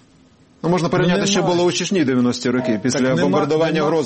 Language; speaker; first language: Ukrainian; native; Ukrainian